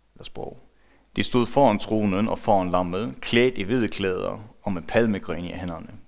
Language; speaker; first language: Danish; non-native, local second language; Faroese